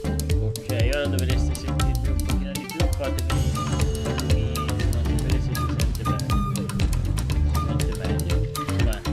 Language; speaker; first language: Italian; native; Italian